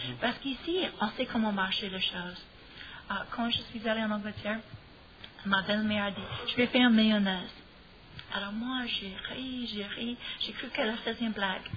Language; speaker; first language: French; non-native, fluent; English